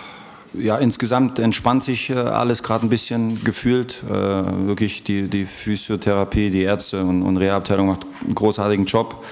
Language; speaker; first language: German; native; German